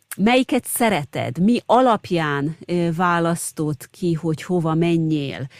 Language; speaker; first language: Hungarian; native; Hungarian